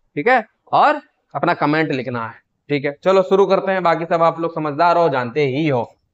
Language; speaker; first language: Hindi; native; Hindi